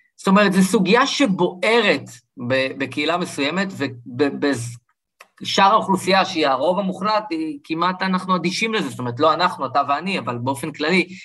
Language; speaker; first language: Hebrew; early bilingual, other home language; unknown